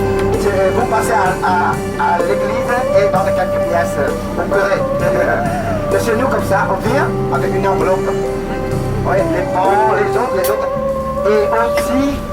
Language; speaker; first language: French; non-native, fluent; Vietnamese